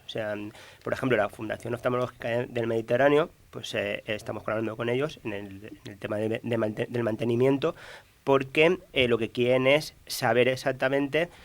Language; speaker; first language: Spanish; native; Spanish